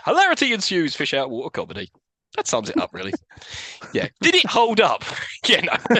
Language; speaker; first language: English; native; English